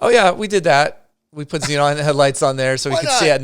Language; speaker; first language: English; native; English